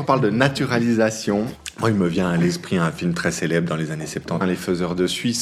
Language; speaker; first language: French; native; French